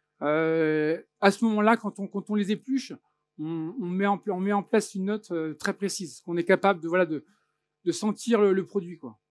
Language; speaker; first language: French; native; French